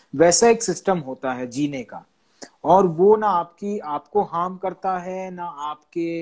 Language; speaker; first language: Hindi; non-native, local second language; Gujarati